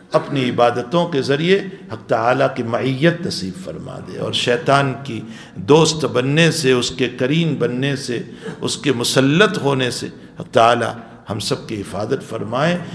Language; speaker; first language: Urdu; non-native, local second language; Gujarati